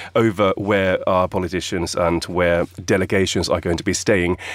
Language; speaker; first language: English; non-native, fluent; Finnish